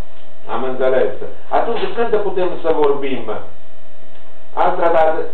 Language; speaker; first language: Romanian; non-native, learner; Italian